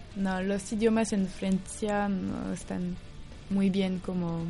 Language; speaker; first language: Spanish; non-native, fluent; French